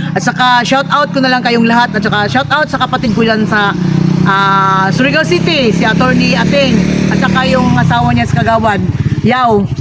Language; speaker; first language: Filipino; non-native, local second language; Cebuano